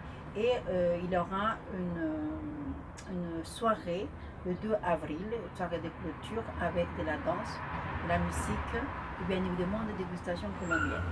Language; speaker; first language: French; non-native, fluent; Spanish